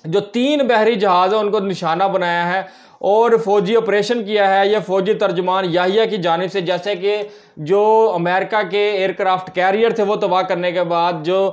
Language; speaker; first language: Urdu; native; Urdu